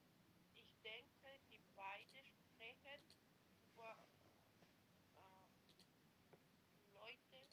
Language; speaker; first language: German; non-native, learner; Macedonian